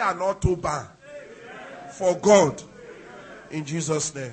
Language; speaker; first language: English; non-native, local second language; Yoruba